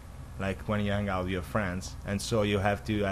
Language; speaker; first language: English; non-native, learner; Italian